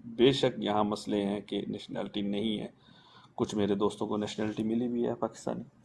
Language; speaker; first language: Urdu; non-native, local second language; Punjabi